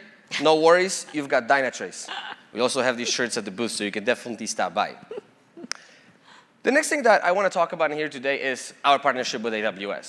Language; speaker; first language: English; non-native, fluent; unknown